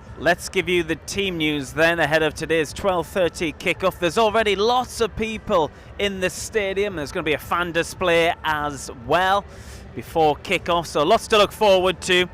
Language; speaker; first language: English; native; English